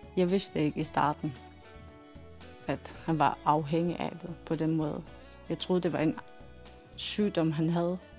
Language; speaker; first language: Danish; non-native, local second language; Kalaallisut